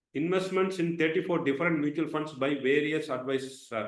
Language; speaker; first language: English; non-native, local second language; Tamil